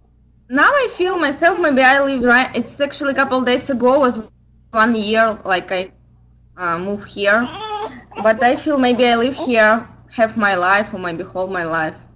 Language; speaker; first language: English; non-native, learner; Ukrainian